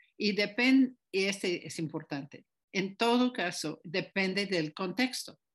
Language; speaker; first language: Spanish; non-native, fluent; English